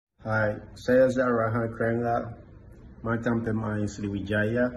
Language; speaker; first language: Indonesian; non-native, learner; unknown